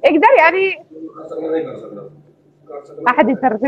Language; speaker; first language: Arabic; native; Arabic